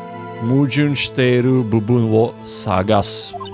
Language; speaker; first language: Japanese; non-native, learner; English